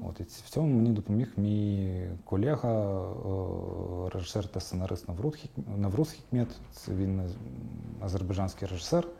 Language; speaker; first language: Ukrainian; non-native, local second language; Crimean Tatar